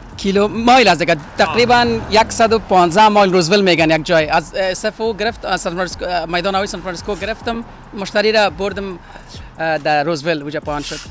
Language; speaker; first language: Persian; native; Persian